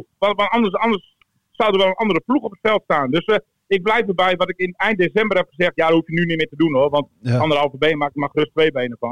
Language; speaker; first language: Dutch; native; Dutch